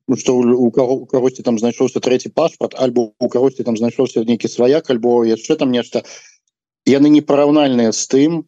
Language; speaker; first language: Belarusian; non-native, local second language; Russian